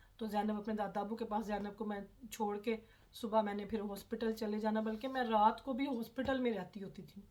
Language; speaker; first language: Urdu; non-native, local second language; Punjabi